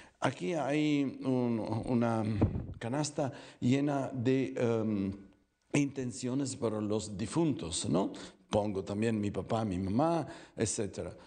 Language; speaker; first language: Spanish; non-native, fluent; Italian